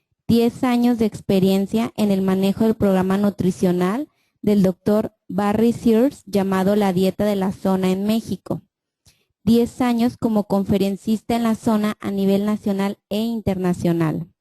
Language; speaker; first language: Spanish; native; Spanish